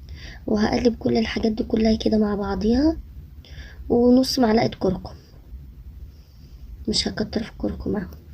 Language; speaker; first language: Arabic; native; Arabic